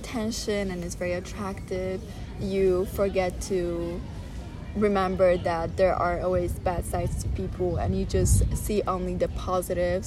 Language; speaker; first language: English; non-native, fluent; Polish